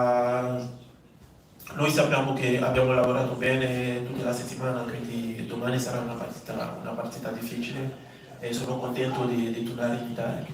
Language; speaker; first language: Italian; non-native, learner; French